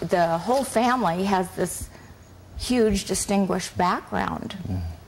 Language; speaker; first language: English; native; English